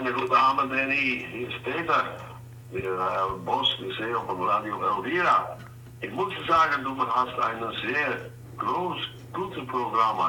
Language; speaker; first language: German; non-native, learner; Dutch